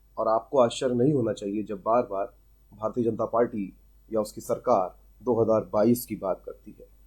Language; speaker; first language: Hindi; native; Hindi